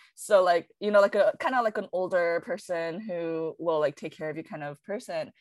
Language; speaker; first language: English; native; English